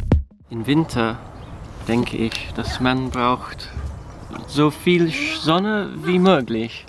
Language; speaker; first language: German; non-native, learner; English